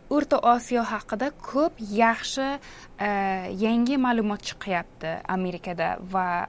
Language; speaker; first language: Uzbek; non-native, fluent; English